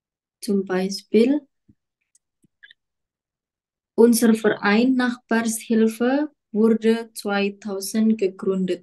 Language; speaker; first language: German; non-native, learner; Indonesian